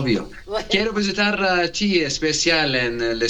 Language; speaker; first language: Spanish; non-native, learner; Arabic